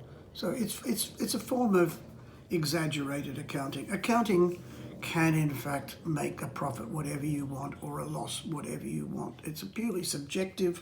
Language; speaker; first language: English; native; English